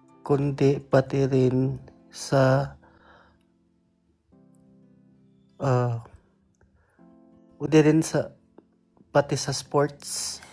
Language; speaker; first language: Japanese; non-native, learner; Filipino